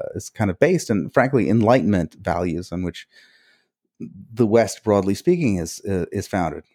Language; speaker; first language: English; early bilingual, other home language; Hungarian